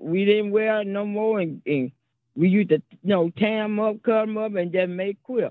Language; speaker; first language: English; native; English